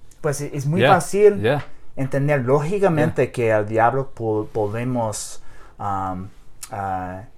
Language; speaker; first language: Spanish; non-native, learner; English